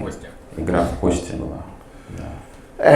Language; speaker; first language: Russian; native; Russian